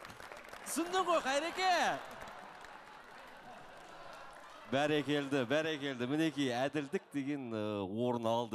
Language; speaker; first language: Kazakh; native; Kazakh